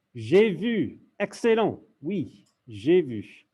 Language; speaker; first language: French; non-native, fluent; English